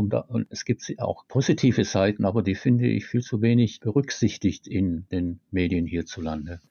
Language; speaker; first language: German; native; German